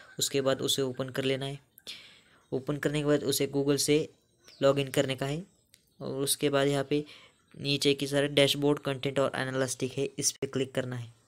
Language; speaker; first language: Hindi; non-native, local second language; Marathi